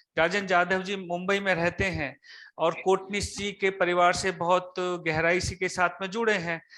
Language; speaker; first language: Hindi; native; Hindi